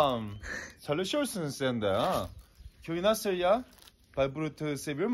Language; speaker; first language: Turkish; non-native, learner; Korean